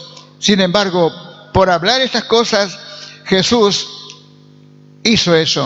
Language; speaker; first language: Spanish; native; Spanish